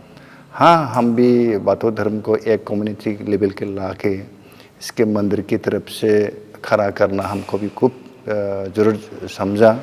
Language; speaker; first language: Hindi; non-native, local second language; Bodo